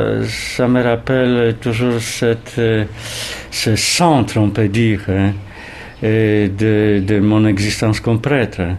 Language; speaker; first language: French; non-native, fluent; Polish